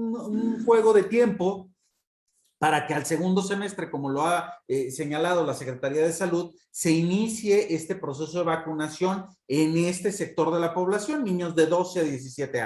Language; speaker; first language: Spanish; native; Spanish